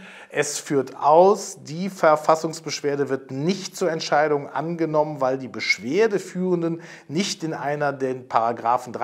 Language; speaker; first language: German; native; German